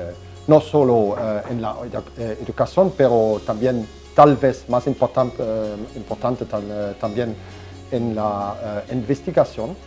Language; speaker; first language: Spanish; non-native, learner; German